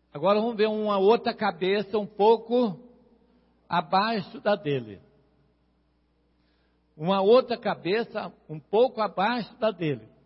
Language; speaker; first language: Portuguese; native; Portuguese